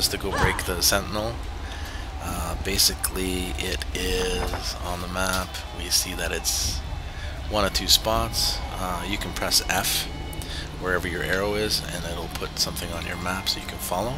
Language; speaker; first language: English; native; English